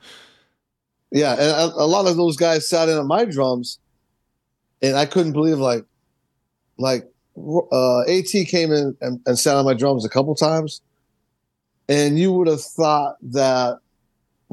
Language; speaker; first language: English; native; English